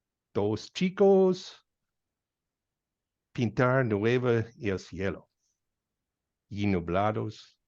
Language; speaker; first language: Spanish; non-native, learner; English